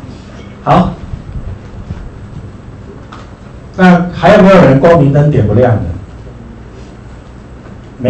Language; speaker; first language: Chinese; native; Chinese